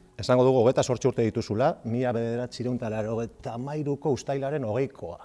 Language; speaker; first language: Basque; native; Basque